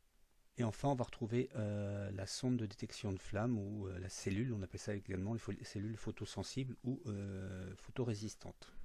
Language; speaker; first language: French; native; French